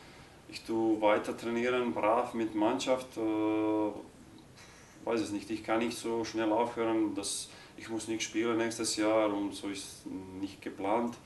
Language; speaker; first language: German; non-native, learner; Croatian